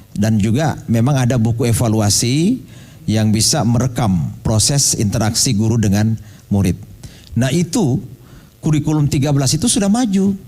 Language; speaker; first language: Indonesian; non-native, local second language; Buginese